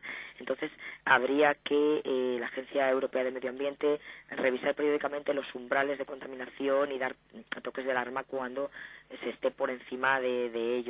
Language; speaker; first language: Spanish; native; Spanish